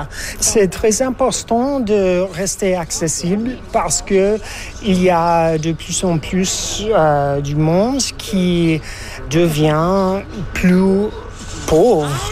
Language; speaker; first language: French; non-native, fluent; English